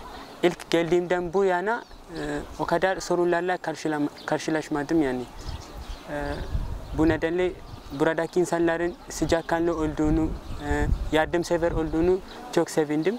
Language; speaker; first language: Turkish; non-native, learner; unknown